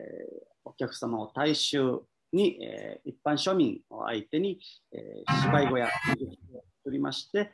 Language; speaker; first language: Japanese; native; Japanese